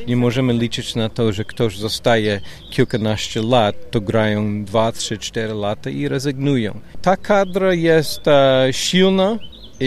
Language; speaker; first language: Polish; non-native, fluent; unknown